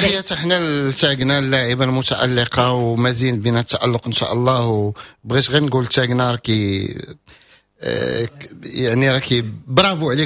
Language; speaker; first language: Arabic; native; Arabic